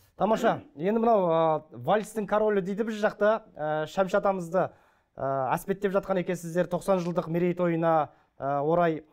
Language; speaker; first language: Kazakh; native; Kazakh